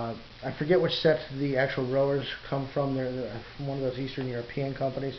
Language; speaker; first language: English; native; English